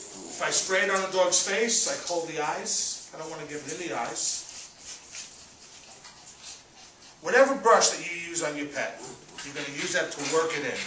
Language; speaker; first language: English; native; English